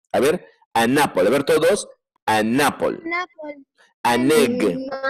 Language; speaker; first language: English; non-native, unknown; Spanish